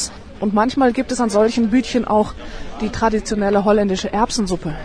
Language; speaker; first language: German; native; German